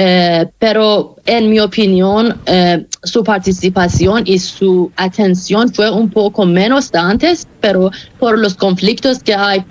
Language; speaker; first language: Spanish; non-native, fluent; Persian